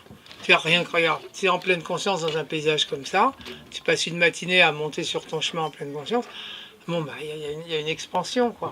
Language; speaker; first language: French; native; French